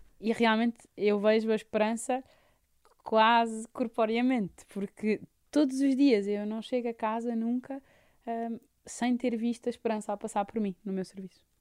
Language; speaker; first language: Portuguese; native; Portuguese